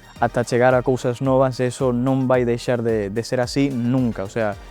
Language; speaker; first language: Galician; early bilingual, other home language; Spanish